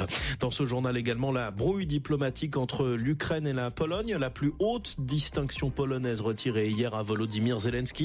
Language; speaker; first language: French; native; French